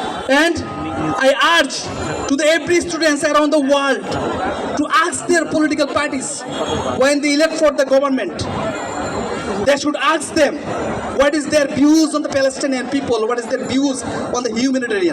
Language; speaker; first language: English; non-native, local second language; Bangla